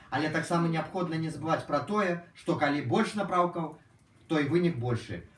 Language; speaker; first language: Belarusian; non-native, local second language; Russian